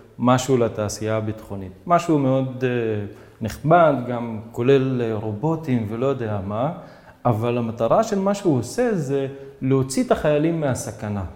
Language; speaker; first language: Hebrew; native; Hebrew